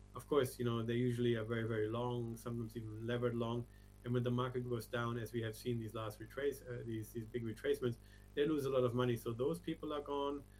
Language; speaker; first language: English; non-native, fluent; German